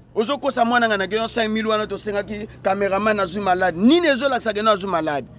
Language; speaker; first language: Lingala; native; Lingala